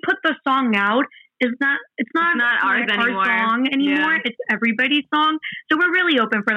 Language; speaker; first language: English; non-native, fluent; Spanish